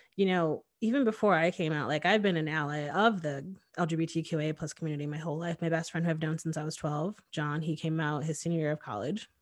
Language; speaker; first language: English; native; English